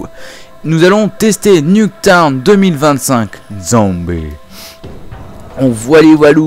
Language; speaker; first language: French; native; French